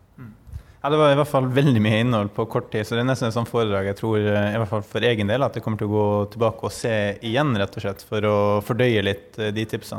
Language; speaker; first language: Norwegian; native; Norwegian